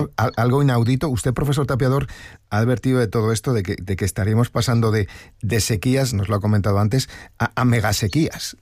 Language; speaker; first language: Spanish; native; Spanish